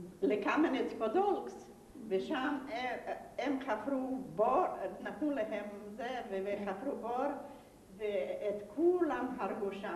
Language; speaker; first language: Hebrew; non-native, fluent; Yiddish